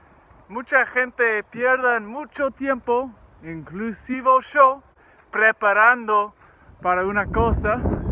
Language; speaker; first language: Spanish; non-native, learner; English